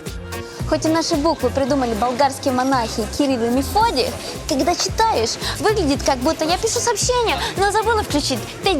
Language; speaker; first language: Russian; native; Russian